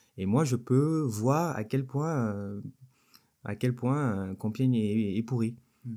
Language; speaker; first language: French; non-native, local second language; Wolof